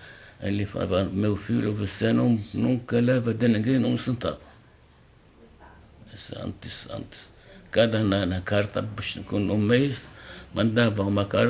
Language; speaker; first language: Portuguese; non-native, learner; Arabic